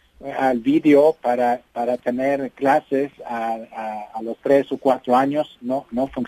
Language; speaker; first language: Spanish; non-native, fluent; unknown